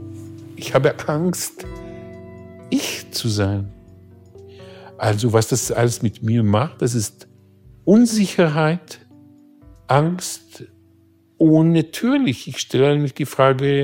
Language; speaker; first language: German; non-native, fluent; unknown